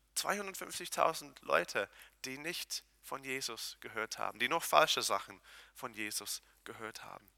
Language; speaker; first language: German; non-native, fluent; Hebrew